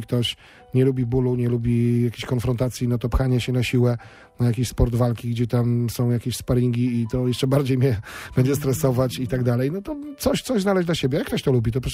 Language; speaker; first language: Polish; native; Polish